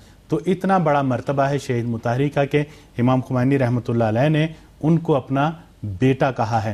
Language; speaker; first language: Urdu; native; Urdu